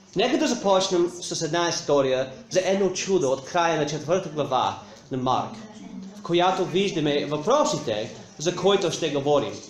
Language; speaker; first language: Bulgarian; non-native, fluent; English